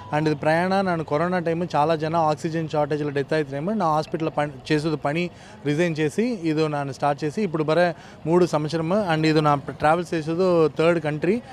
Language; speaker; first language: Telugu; non-native, learner; Tamil